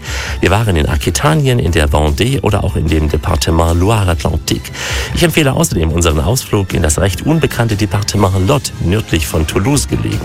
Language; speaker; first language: German; native; German